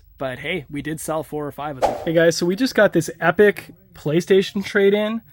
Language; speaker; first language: English; native; English